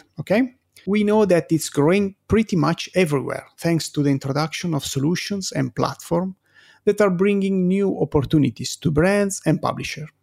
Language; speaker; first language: English; non-native, fluent; Italian